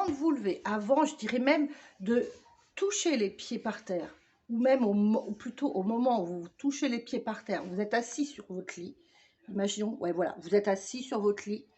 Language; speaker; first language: French; native; French